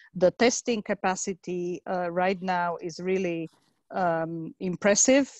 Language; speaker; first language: English; non-native, fluent; Slovak